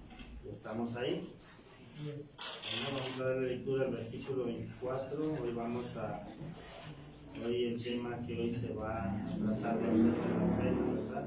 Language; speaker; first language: Spanish; native; Spanish